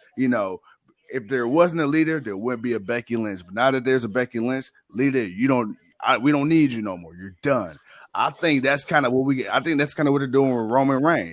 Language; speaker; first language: English; native; English